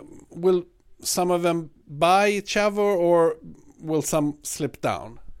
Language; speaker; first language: English; non-native, fluent; Swedish